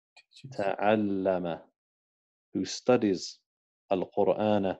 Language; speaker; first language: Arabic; non-native, fluent; English